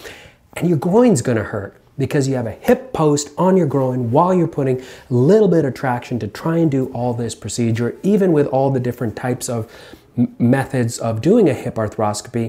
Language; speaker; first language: English; native; English